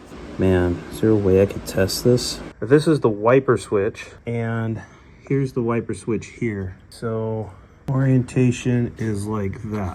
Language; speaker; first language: English; native; English